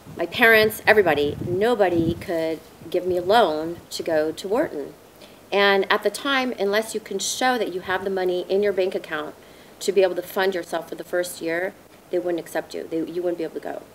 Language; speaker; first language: English; native; English